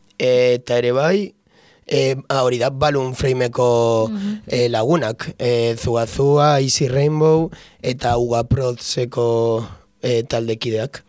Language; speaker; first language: Basque; non-native, local second language; Spanish